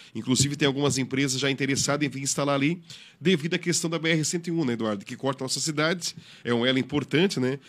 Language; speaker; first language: Portuguese; native; Portuguese